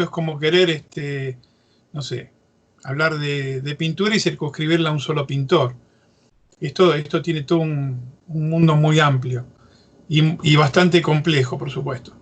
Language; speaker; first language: Spanish; native; Spanish